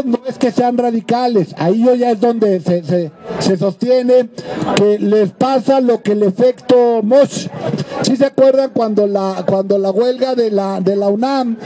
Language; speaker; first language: Spanish; native; Spanish